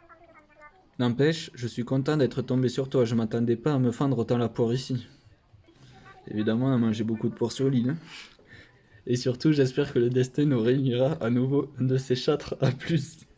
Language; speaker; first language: French; native; French